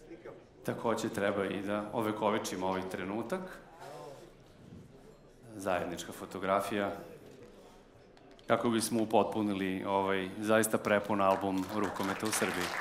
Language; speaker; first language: Serbian; native; Serbian